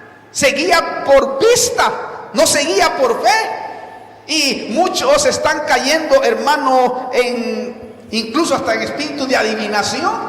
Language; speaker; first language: Spanish; native; Spanish